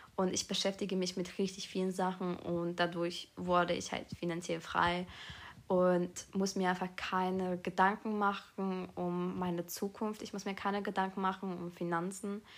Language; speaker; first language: German; early bilingual, other home language; Polish